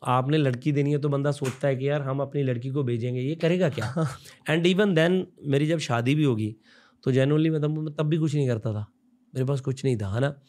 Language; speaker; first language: Hindi; non-native, local second language; Punjabi